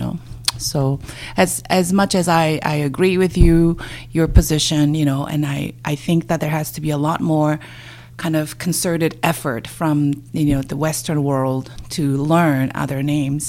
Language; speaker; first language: English; non-native, fluent; Korean